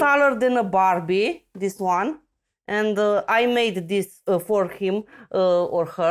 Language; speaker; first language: English; non-native, fluent; Romanian